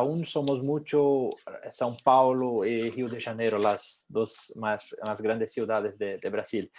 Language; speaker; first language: Spanish; non-native, fluent; Portuguese